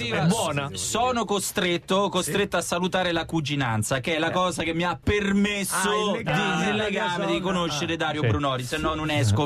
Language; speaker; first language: Italian; native; Italian